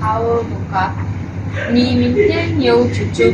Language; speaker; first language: Chinese; non-native, learner; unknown